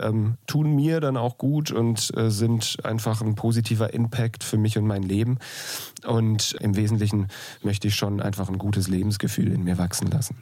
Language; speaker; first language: German; native; German